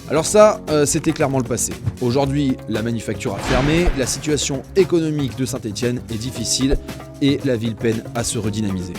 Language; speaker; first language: French; native; French